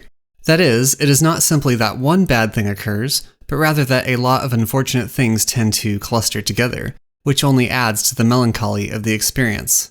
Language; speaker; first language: English; native; English